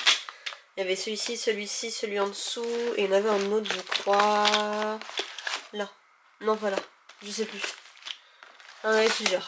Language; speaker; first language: French; native; French